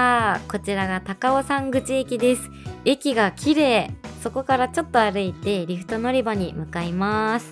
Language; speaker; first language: Japanese; native; Japanese